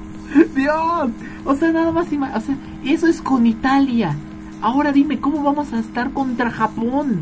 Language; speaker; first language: Spanish; native; Spanish